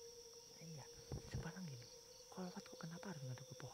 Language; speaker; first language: Indonesian; native; Indonesian